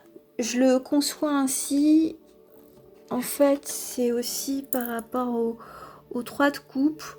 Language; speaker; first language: French; native; French